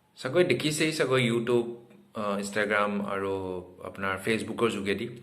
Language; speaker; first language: Assamese; non-native, local second language; Hindi